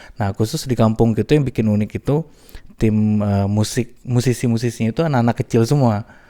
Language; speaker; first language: Indonesian; native; Indonesian